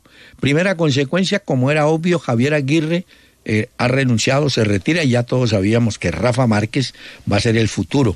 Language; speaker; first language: Spanish; native; Spanish